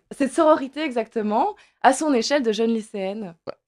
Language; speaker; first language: French; native; French